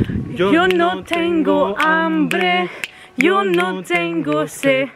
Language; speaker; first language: Spanish; non-native, learner; Dutch